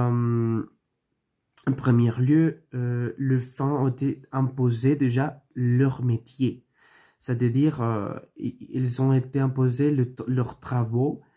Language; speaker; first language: French; non-native, learner; Spanish